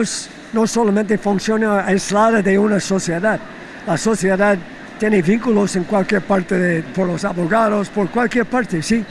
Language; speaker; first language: Spanish; non-native, fluent; English